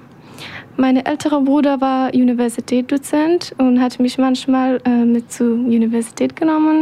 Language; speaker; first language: German; non-native, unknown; Persian